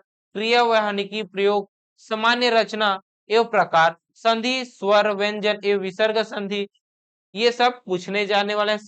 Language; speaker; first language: Hindi; native; Hindi